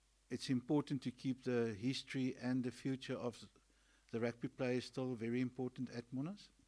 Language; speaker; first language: English; non-native, local second language; Afrikaans